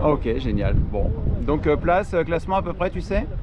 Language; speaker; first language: French; native; French